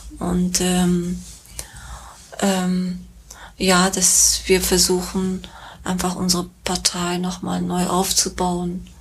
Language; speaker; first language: German; non-native, fluent; Persian